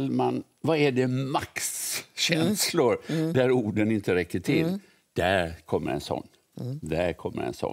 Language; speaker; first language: Swedish; native; Swedish